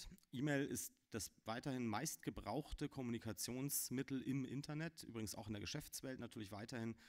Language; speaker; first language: German; native; German